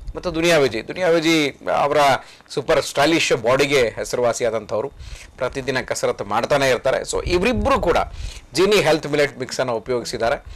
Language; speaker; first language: Kannada; native; Kannada